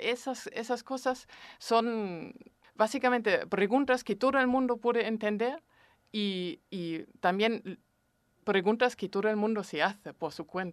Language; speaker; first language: Spanish; non-native, fluent; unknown